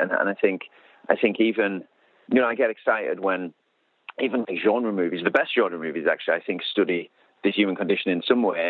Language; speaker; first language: English; native; English